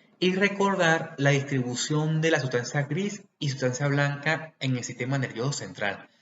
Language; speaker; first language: Spanish; native; Spanish